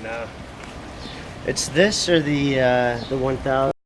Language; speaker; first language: English; native; English